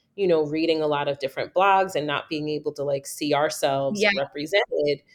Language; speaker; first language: English; native; English